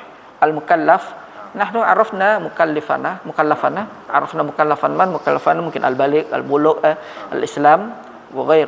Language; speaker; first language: Arabic; non-native, fluent; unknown